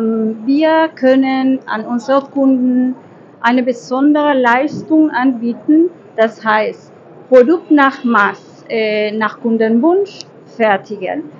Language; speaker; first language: German; non-native, fluent; Spanish